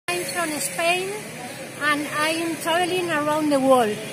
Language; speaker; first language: English; non-native, learner; Spanish